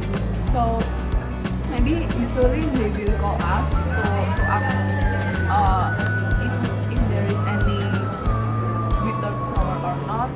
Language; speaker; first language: English; non-native, learner; Indonesian